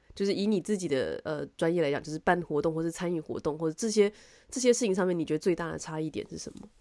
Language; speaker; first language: Chinese; native; Chinese